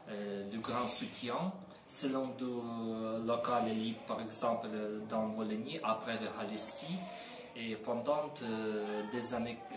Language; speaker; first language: French; non-native, learner; Ukrainian